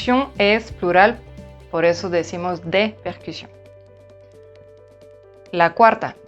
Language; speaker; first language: Spanish; non-native, fluent; French